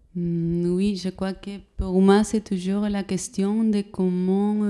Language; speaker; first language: French; non-native, fluent; Spanish